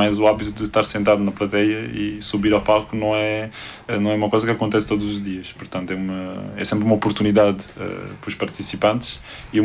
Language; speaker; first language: Portuguese; non-native, fluent; Italian